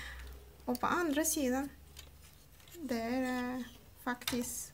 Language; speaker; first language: Swedish; non-native, learner; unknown